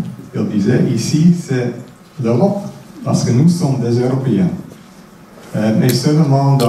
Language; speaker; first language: French; non-native, fluent; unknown